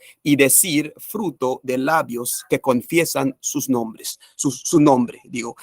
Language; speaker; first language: Spanish; native; Spanish